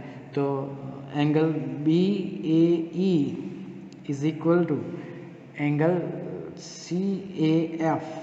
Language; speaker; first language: Hindi; native; Hindi